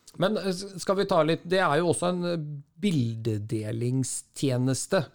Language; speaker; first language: Norwegian; native; Norwegian